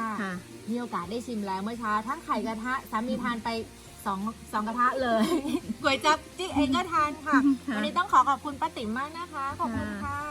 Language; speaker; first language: Thai; native; Thai